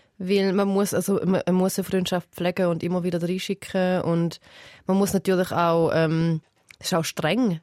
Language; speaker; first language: German; early bilingual, other home language; Serbian